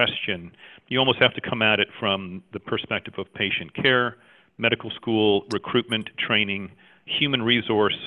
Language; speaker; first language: English; native; English